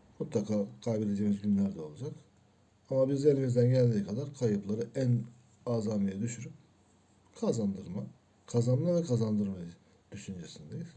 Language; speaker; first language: Turkish; native; Turkish